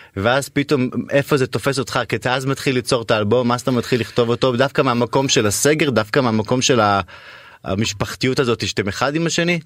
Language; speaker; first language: Hebrew; native; Hebrew